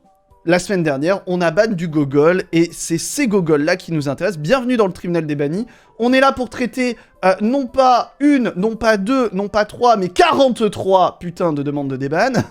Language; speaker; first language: French; native; French